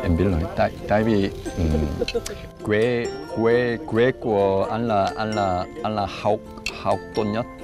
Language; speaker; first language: Vietnamese; non-native, learner; Korean